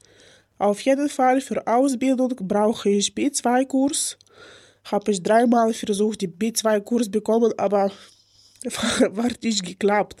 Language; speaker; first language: German; non-native, learner; Ukrainian